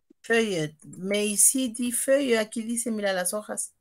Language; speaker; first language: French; non-native, fluent; Spanish